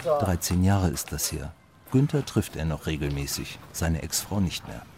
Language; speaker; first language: German; native; German